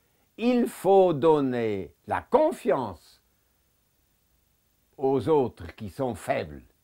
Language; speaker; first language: French; non-native, local second language; German